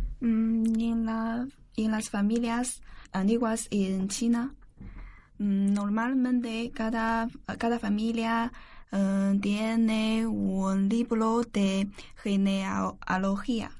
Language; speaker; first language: Spanish; non-native, learner; Chinese